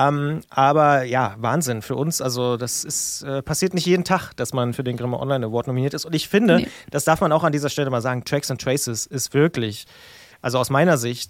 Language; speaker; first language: German; native; German